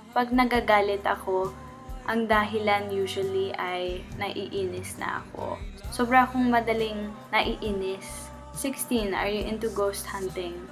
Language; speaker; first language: Filipino; early bilingual, heritage; Filipino